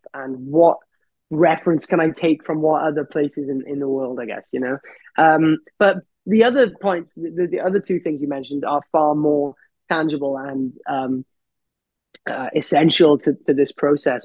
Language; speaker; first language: English; native; English